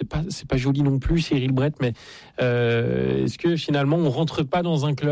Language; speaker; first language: French; native; French